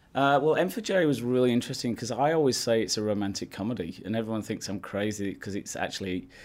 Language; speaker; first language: English; native; English